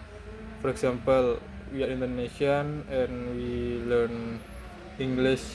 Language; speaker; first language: English; non-native, learner; Indonesian